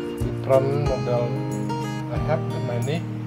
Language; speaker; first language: English; non-native, learner; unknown